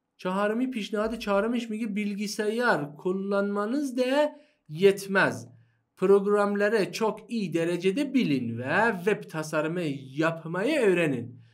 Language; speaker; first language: Turkish; non-native, fluent; Persian